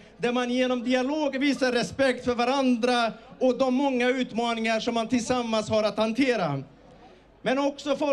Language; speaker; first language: Swedish; early bilingual, other home language; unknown